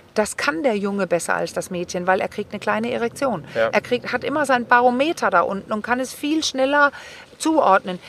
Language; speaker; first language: German; non-native, fluent; Danish